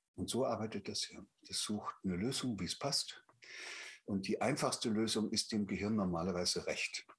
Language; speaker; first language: German; native; German